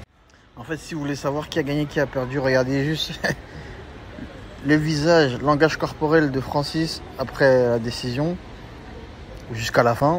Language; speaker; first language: French; native; French